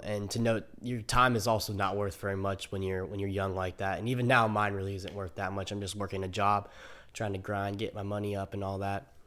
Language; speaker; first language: English; native; English